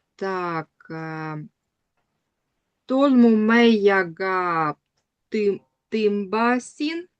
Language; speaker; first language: Estonian; non-native, learner; Russian